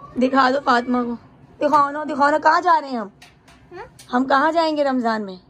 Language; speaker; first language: Urdu; native; Urdu